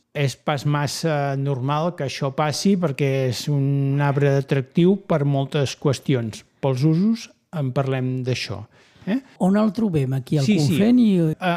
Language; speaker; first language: Catalan; native; Catalan